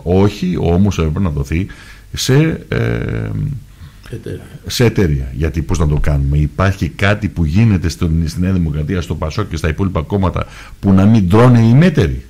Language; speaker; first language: Greek; native; Greek